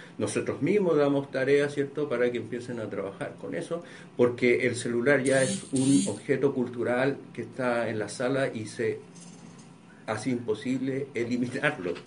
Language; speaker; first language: Spanish; native; Spanish